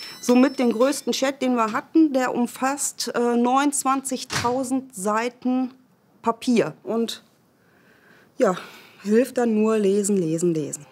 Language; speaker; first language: German; native; German